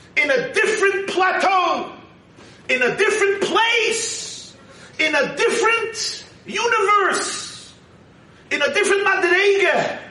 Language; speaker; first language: English; native; English